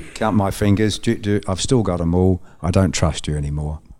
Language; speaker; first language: English; native; English